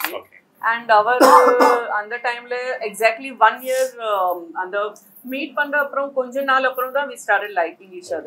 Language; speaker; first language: Tamil; non-native, local second language; Gujarati